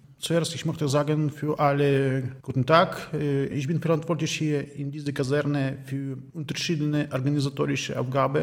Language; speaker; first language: German; non-native, learner; Ukrainian